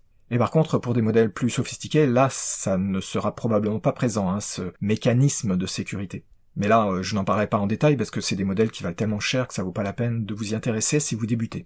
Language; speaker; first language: French; native; French